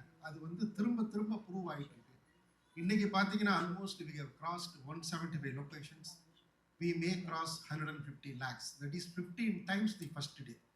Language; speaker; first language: Tamil; native; Tamil